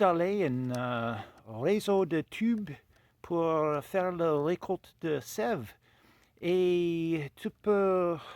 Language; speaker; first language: French; non-native, fluent; English